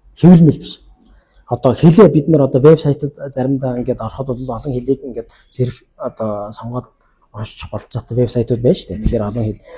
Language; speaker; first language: Mongolian; non-native, local second language; Kazakh